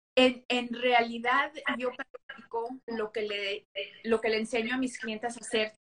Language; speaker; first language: Spanish; early bilingual, heritage; Spanish